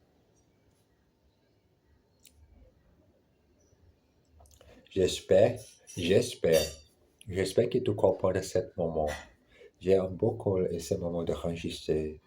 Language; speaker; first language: French; non-native, learner; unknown